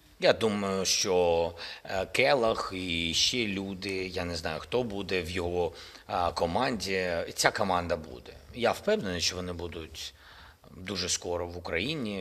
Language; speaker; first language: Ukrainian; non-native, local second language; Russian